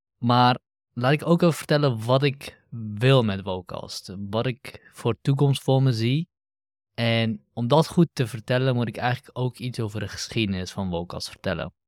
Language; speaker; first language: Dutch; early bilingual, other home language; Kurdish